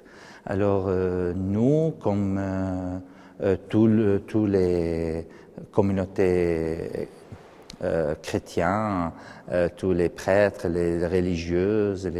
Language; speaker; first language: French; non-native, fluent; Arabic